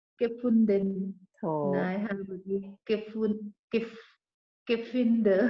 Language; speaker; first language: German; non-native, learner; Thai